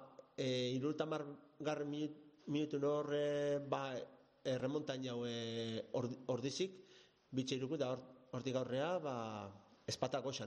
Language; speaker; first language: Basque; native; Basque